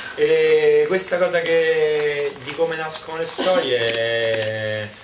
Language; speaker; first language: Italian; native; Italian